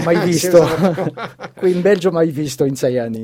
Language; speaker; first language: Italian; non-native, fluent; French